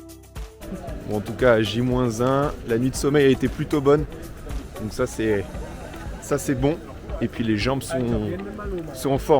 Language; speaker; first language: French; native; French